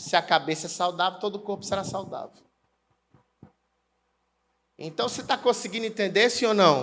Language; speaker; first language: Portuguese; native; Portuguese